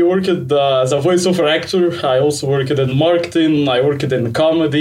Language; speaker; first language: English; non-native, fluent; Arabic